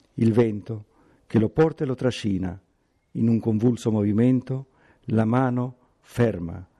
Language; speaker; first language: Italian; non-native, fluent; Spanish